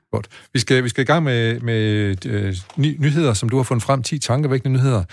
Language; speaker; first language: Danish; native; Danish